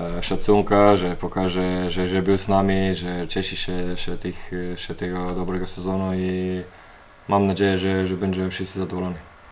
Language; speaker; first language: Polish; non-native, learner; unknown